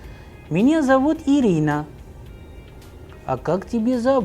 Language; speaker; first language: Russian; non-native, fluent; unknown